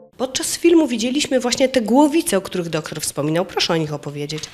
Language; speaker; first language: Polish; native; Polish